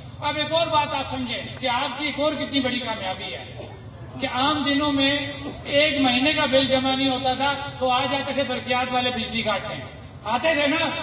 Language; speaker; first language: Urdu; non-native, local second language; Pahari-Potwari